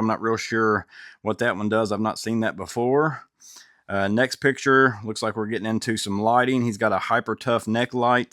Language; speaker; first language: English; native; English